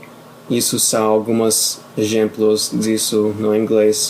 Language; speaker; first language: Portuguese; non-native, fluent; English